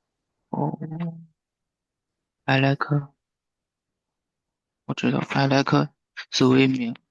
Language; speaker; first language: English; non-native, learner; Chinese